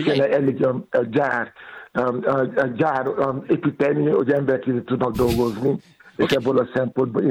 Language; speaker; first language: Hungarian; non-native, learner; Yoruba